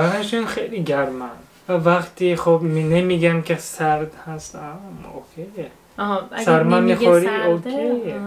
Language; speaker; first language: Persian; non-native, fluent; Japanese